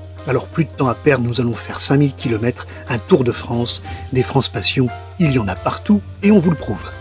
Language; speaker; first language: French; native; French